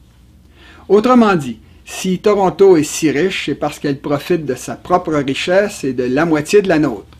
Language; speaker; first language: French; native; French